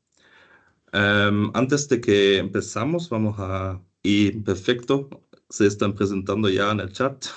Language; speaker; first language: Spanish; non-native, fluent; German